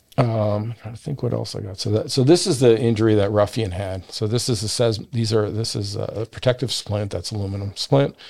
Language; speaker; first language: English; native; English